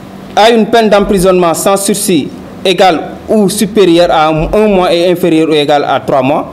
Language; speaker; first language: French; non-native, local second language; Wolof